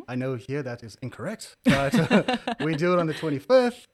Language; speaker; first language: English; native; English